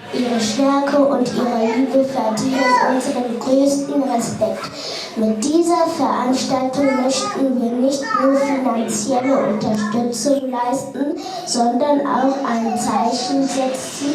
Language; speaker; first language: German; early bilingual, other home language; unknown